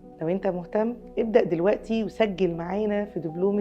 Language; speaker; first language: Arabic; native; Arabic